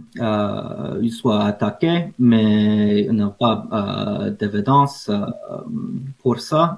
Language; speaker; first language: French; non-native, fluent; English